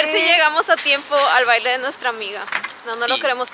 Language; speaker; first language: Spanish; native; Spanish